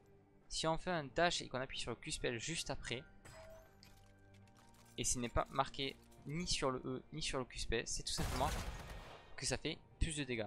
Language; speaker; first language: French; native; French